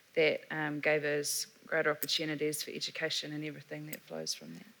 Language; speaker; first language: English; native; English